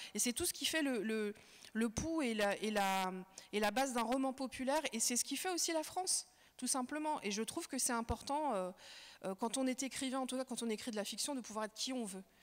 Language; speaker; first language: French; early bilingual, other home language; Kabyle